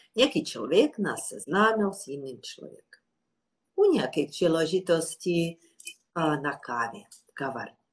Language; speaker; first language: Czech; non-native, fluent; Russian